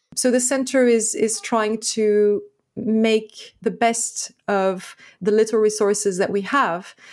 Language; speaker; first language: English; non-native, fluent; French